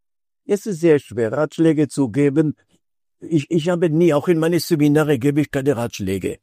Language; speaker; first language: German; non-native, fluent; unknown